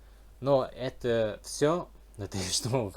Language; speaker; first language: Russian; non-native, learner; English